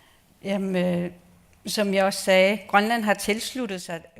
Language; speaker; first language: Danish; non-native, local second language; Kalaallisut